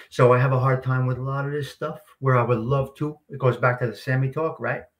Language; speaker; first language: English; native; English